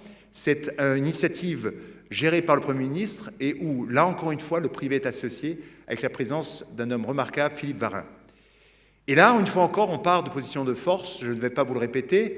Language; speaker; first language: French; native; French